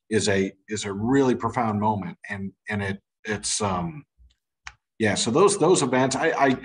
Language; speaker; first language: English; native; English